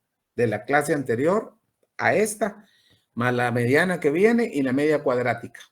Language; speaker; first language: Spanish; native; Spanish